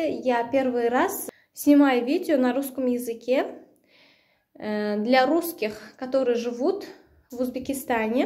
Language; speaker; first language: Russian; non-native, local second language; Uzbek